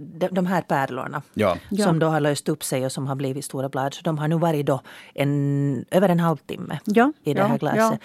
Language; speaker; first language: Swedish; native; Swedish